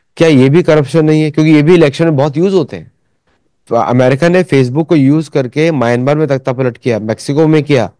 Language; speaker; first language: Hindi; native; Hindi